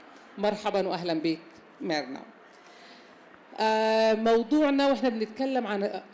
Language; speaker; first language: Arabic; native; Arabic